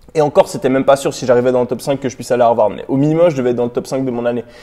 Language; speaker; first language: French; native; French